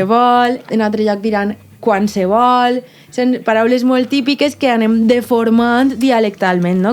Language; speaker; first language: Catalan; native; Catalan